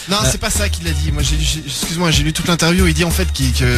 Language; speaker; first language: French; native; French